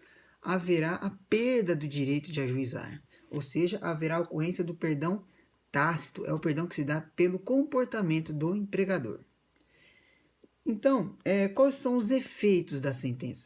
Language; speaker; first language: Portuguese; native; Portuguese